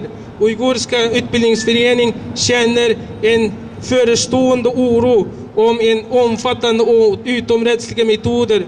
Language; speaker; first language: Swedish; non-native, fluent; Uyghur